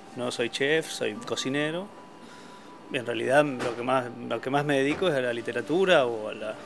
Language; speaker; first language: Spanish; native; Spanish